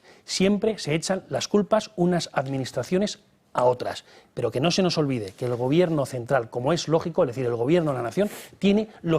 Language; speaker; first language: Spanish; native; Spanish